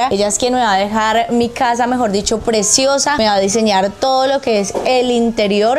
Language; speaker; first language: Spanish; native; Spanish